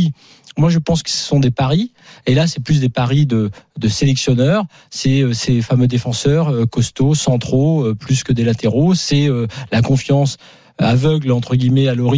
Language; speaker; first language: French; native; French